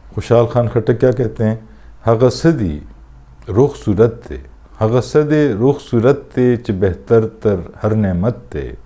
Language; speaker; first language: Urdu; non-native, local second language; Pashto